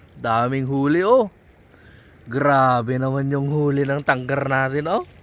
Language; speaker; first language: Filipino; non-native, local second language; Iloko